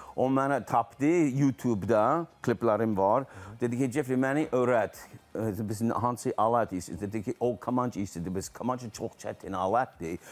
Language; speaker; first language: Azerbaijani; non-native, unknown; English